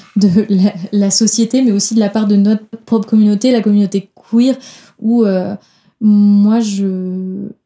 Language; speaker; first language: French; non-native, fluent; Danish